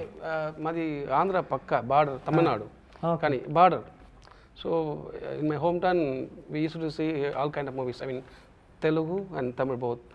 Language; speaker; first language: Telugu; non-native, learner; Tamil